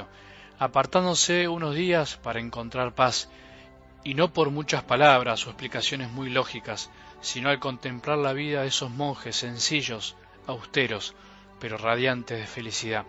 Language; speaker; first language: Spanish; native; Spanish